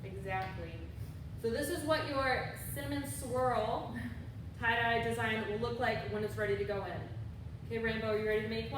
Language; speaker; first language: English; native; English